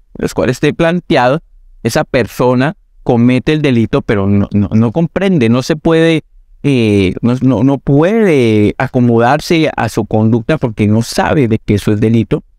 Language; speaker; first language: Spanish; native; Spanish